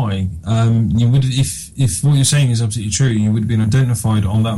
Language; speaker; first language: English; native; English